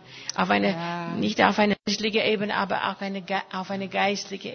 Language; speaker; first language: German; non-native, fluent; English